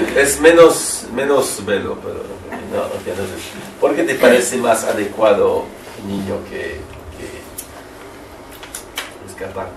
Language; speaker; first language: Spanish; non-native, learner; French